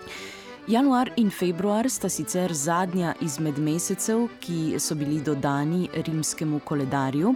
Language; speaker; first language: Slovenian; native; Slovenian